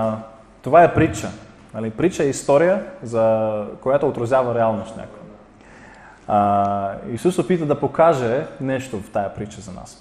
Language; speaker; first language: Bulgarian; non-native, fluent; Russian